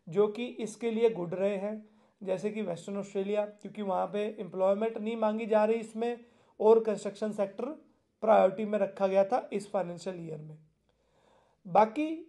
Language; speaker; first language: Hindi; non-native, local second language; Punjabi